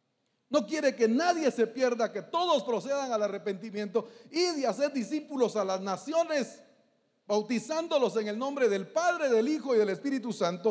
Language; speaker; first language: Spanish; native; Spanish